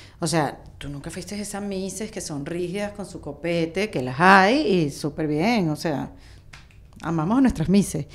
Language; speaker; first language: Spanish; native; Spanish